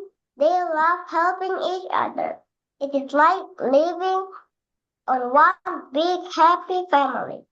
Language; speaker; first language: English; non-native, learner; Indonesian